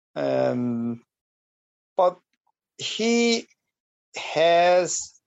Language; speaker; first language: English; non-native, fluent; Korean